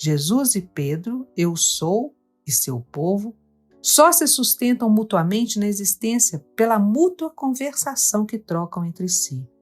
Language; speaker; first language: Portuguese; native; Portuguese